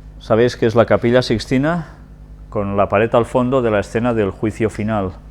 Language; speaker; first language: Spanish; non-native, local second language; Catalan